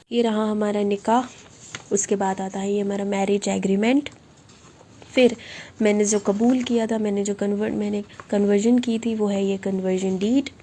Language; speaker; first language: Hindi; non-native, local second language; Assamese